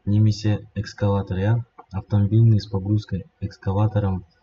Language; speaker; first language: Russian; non-native, local second language; Kazakh